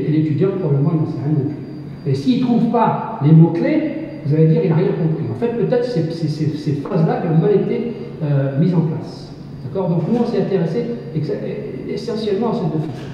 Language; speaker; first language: French; native; French